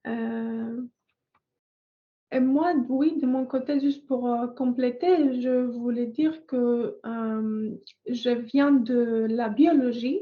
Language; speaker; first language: French; non-native, fluent; Greek